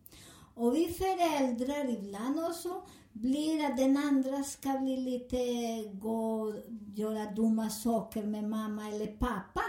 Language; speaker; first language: Swedish; non-native, learner; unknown